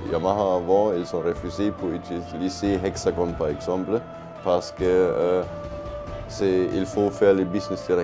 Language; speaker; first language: French; non-native, learner; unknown